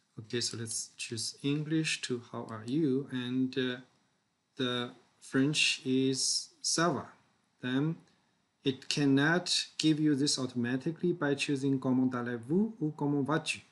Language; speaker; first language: English; non-native, fluent; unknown